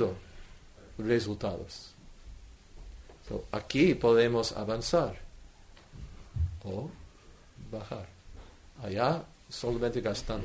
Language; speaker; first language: Spanish; non-native, fluent; English